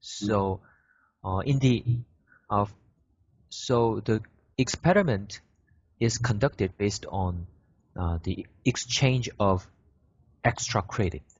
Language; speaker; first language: English; non-native, learner; Korean